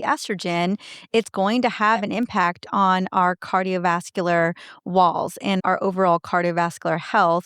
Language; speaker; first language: English; native; English